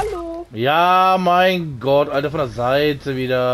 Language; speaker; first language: German; native; German